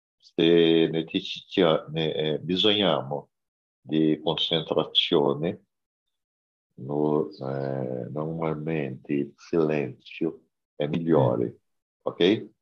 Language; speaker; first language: Italian; non-native, learner; Portuguese